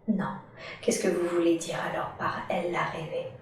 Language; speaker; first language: French; native; French